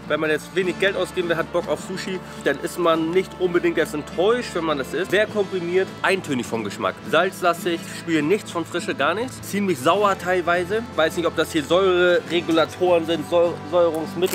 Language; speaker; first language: German; native; German